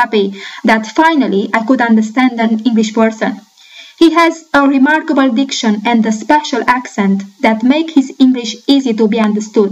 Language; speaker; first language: English; non-native, fluent; Romanian